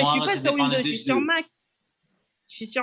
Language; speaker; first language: French; native; French